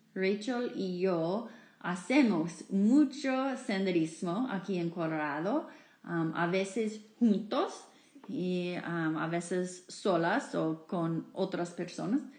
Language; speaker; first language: Spanish; non-native, fluent; English